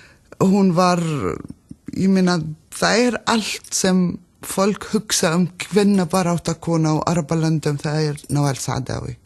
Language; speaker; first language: Icelandic; non-native, learner; Arabic